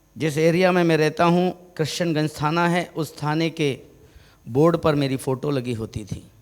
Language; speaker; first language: Hindi; non-native, local second language; Malayalam